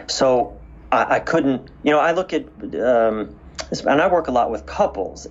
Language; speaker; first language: English; native; English